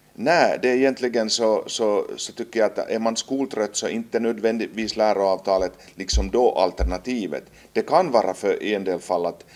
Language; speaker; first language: Swedish; native; Swedish